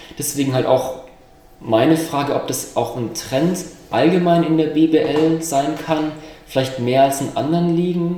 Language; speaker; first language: German; native; German